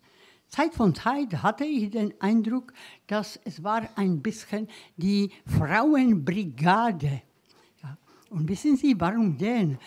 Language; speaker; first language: German; non-native, learner; Czech